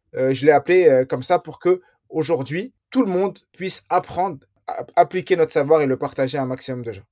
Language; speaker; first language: French; early bilingual, other home language; Riffian